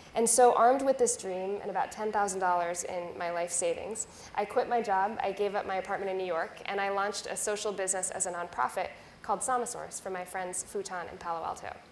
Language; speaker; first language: English; native; English